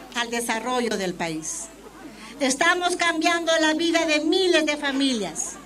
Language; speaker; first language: Spanish; native; Spanish